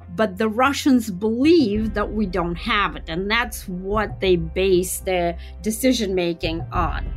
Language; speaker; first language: English; non-native, fluent; Russian